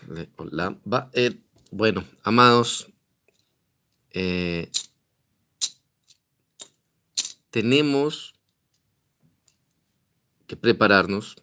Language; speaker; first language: Spanish; native; Spanish